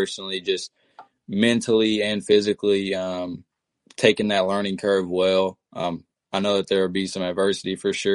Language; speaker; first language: English; native; English